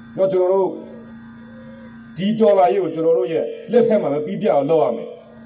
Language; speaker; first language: Burmese; non-native, local second language; S'gaw Karen